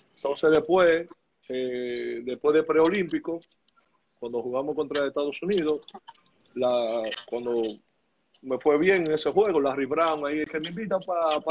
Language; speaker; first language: Spanish; native; Spanish